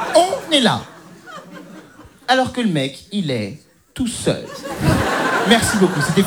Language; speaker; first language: French; native; French